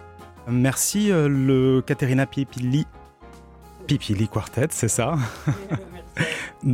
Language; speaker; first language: French; native; French